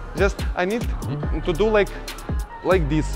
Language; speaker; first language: English; non-native, learner; Russian